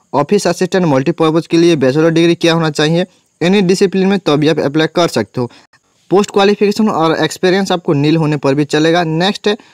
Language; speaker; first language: Hindi; non-native, local second language; Bangla